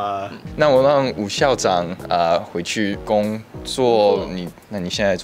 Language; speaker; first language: Chinese; early bilingual, heritage; English